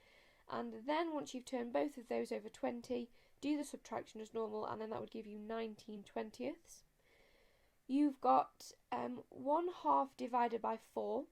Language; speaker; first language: English; native; English